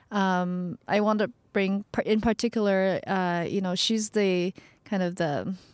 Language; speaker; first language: English; early bilingual, other home language; Chinese